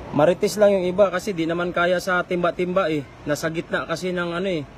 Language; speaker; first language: Filipino; non-native, local second language; Cebuano